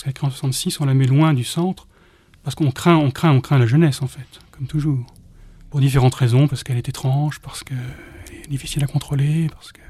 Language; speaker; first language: French; native; French